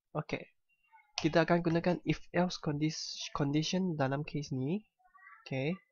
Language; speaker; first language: Malay; non-native, local second language; Chinese